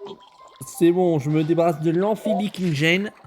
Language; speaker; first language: French; native; French